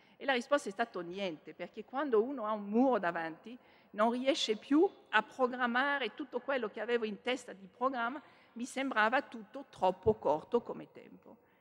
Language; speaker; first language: Italian; non-native, fluent; French